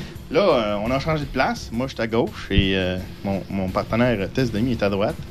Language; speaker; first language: French; native; French